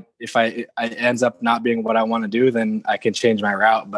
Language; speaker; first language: English; native; English